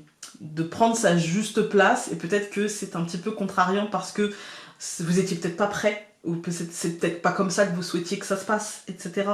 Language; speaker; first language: French; native; French